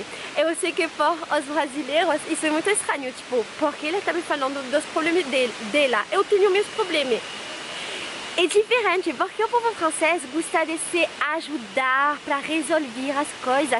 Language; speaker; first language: Portuguese; non-native, fluent; French